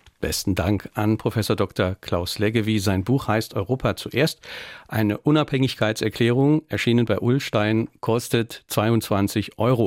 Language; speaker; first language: German; native; German